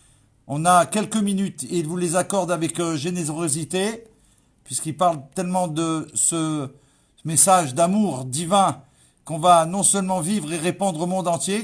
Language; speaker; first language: French; native; French